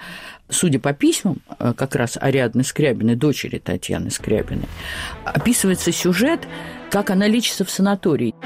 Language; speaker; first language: Russian; native; Russian